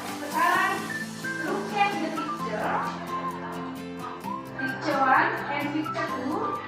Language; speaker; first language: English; non-native, fluent; Indonesian